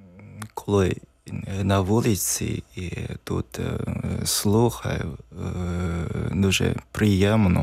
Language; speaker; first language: Ukrainian; non-native, learner; Japanese